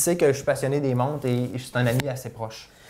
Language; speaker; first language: French; native; French